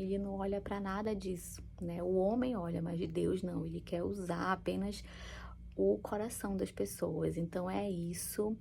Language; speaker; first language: Portuguese; native; Portuguese